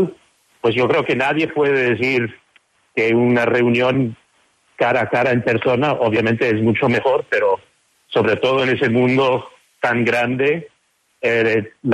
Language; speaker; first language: Spanish; non-native, fluent; English